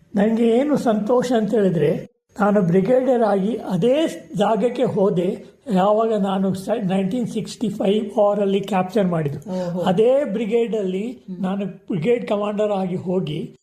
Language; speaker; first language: Kannada; non-native, local second language; Kodava